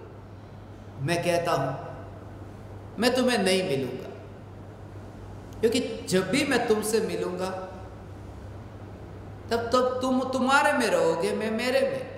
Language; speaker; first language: Hindi; non-native, local second language; Gujarati